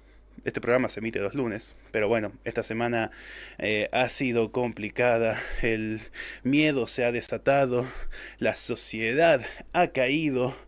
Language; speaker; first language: Spanish; native; Spanish